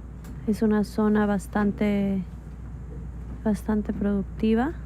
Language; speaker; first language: Spanish; native; Spanish